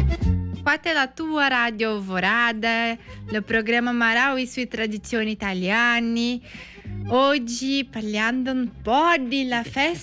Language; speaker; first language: Italian; non-native, learner; Portuguese